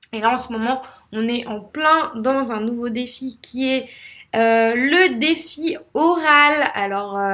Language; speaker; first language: French; native; French